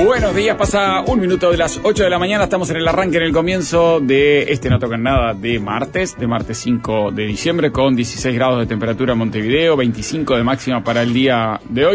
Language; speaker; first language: Spanish; native; Spanish